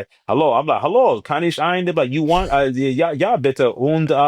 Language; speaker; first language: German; non-native, learner; English